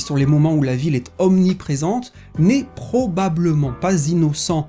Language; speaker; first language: French; native; French